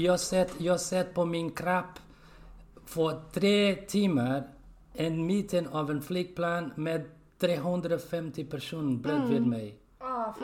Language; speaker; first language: Swedish; non-native, learner; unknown